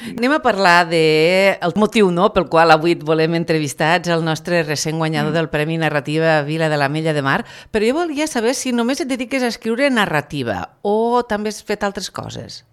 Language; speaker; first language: Catalan; native; Catalan